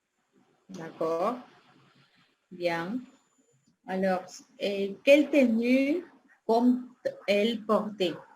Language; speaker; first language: French; non-native, fluent; Spanish